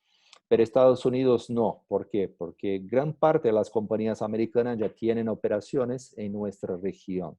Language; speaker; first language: Spanish; non-native, fluent; Portuguese